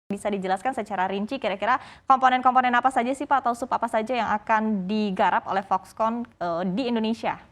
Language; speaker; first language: Indonesian; native; Indonesian